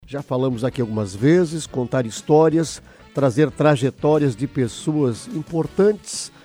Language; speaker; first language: Portuguese; native; Portuguese